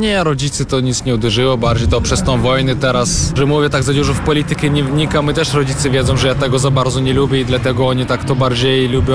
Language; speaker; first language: Polish; non-native, fluent; Russian